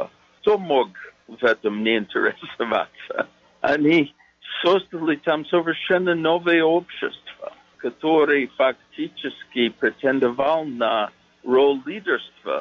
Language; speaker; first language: Russian; non-native, fluent; English